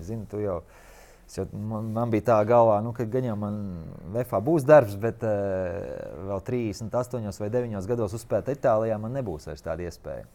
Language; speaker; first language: Latvian; native; Latvian